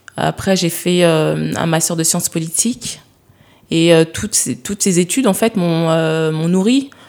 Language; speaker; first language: French; early bilingual, other home language; Lingala